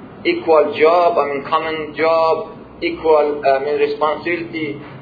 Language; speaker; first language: English; non-native, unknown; Persian